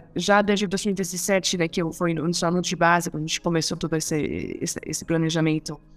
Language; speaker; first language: Portuguese; non-native, fluent; French